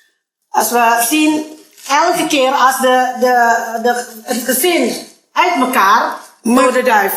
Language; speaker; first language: Dutch; non-native, learner; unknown